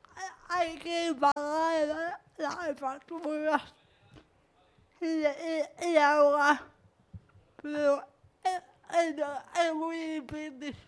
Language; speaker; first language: Spanish; non-native, learner; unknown